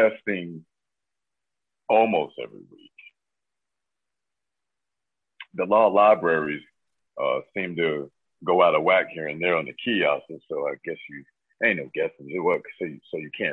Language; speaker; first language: English; native; English